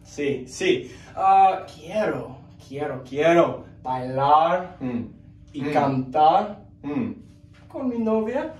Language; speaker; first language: Spanish; non-native, learner; English